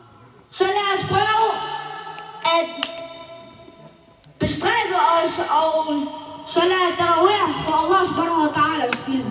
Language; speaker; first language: Danish; non-native, learner; Malay